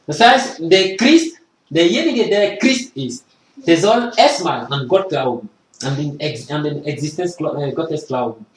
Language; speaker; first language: German; non-native, fluent; French